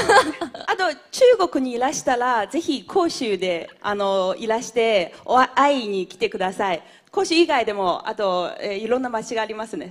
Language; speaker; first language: Japanese; non-native, fluent; Chinese